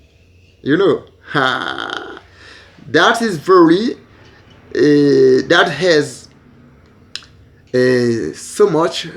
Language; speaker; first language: English; non-native, learner; Haitian Creole